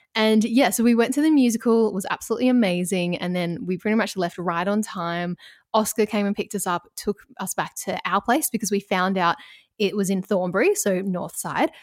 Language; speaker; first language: English; native; English